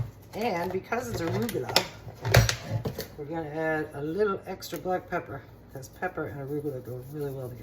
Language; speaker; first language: English; native; English